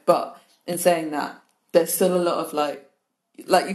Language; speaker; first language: English; native; English